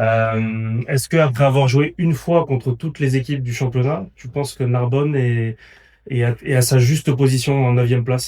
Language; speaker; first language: French; native; French